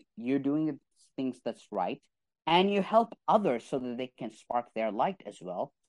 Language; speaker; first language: English; non-native, fluent; Arabic